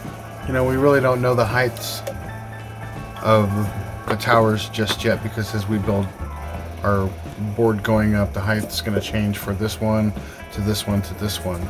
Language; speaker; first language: English; native; English